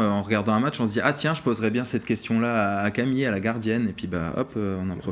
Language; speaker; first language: French; native; French